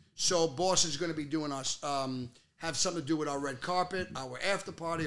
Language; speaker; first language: English; native; English